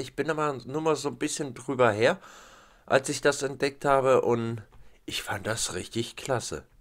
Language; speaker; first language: German; native; German